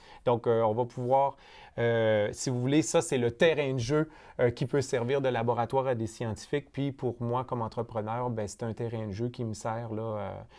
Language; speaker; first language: French; native; French